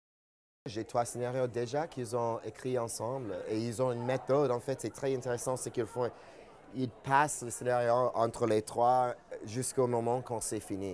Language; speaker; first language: French; non-native, fluent; English